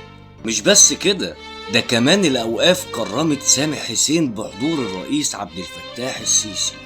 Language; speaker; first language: Arabic; native; Arabic